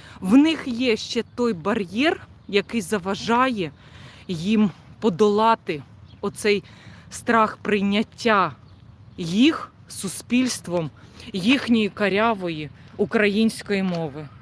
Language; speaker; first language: Ukrainian; non-native, local second language; Russian